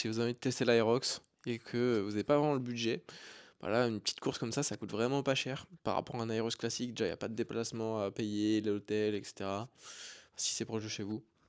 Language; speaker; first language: French; native; French